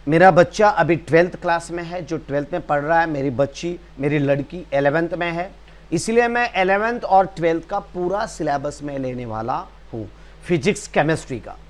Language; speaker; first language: Hindi; non-native, local second language; Marathi